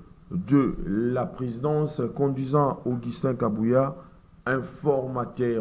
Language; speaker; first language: French; non-native, local second language; Lingala